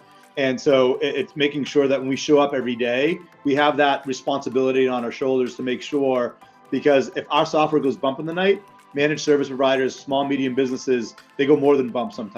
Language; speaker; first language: English; native; English